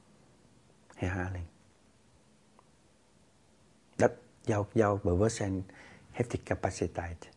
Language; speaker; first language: Dutch; non-native, fluent; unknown